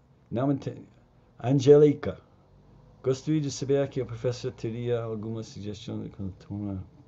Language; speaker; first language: Portuguese; non-native, learner; English